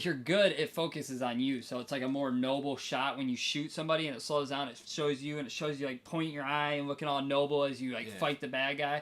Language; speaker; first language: English; native; English